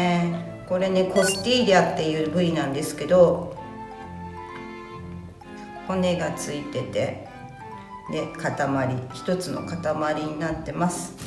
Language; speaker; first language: Japanese; native; Japanese